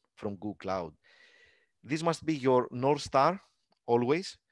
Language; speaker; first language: English; non-native, fluent; Greek